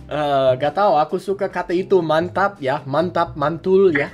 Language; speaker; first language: Indonesian; non-native, fluent; English